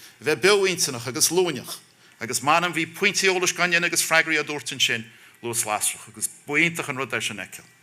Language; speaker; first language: Irish; native; Irish